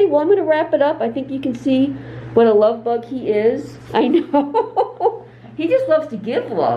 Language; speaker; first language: English; native; English